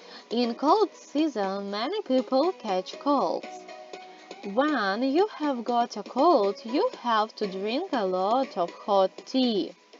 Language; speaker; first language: English; non-native, fluent; Ukrainian